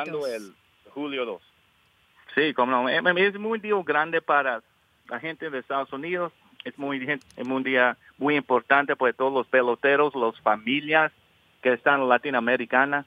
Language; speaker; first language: Spanish; early bilingual, heritage; English